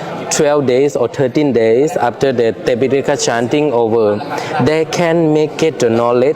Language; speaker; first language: English; non-native, fluent; Lao